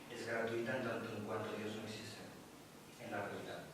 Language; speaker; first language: Spanish; native; Spanish